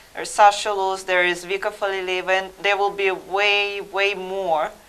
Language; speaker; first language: English; non-native, fluent; Russian